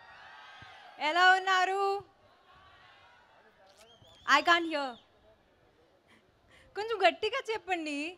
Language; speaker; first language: Telugu; non-native, local second language; Hindi